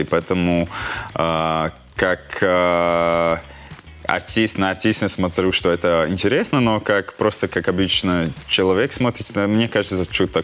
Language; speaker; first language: Russian; non-native, local second language; Latvian